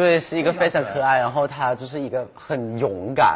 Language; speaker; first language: Chinese; non-native, fluent; Thai